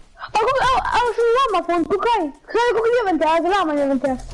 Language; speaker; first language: German; non-native, local second language; Luxembourgish